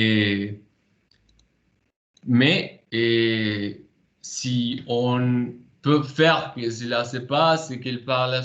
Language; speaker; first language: French; non-native, fluent; Spanish